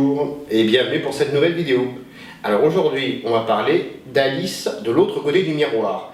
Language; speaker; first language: French; native; French